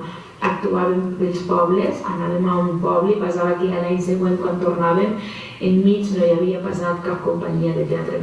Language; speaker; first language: Catalan; native; Catalan